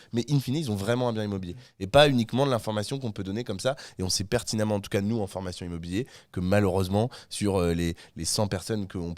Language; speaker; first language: French; native; French